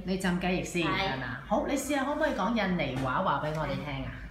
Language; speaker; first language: Cantonese; native; Cantonese